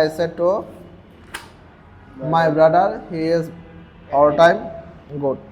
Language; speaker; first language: English; non-native, learner; Bangla